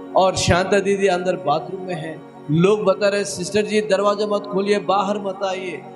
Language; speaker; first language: Hindi; non-native, local second language; Telugu